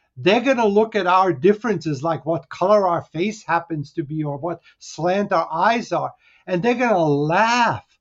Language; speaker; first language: English; early bilingual, other home language; Hungarian